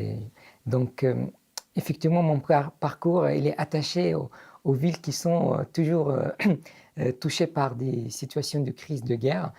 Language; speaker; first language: French; non-native, fluent; Arabic